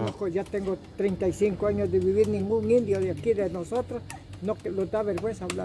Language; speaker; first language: Spanish; native; Spanish